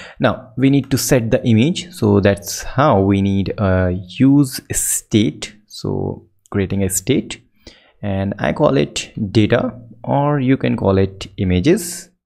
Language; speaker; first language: English; non-native, local second language; Hindi